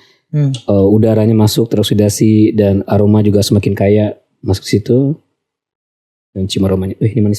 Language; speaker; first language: Indonesian; native; Indonesian